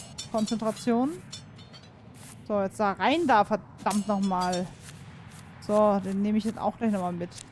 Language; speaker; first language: German; native; German